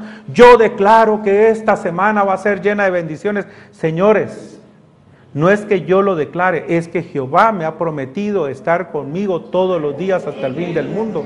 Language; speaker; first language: Spanish; native; Spanish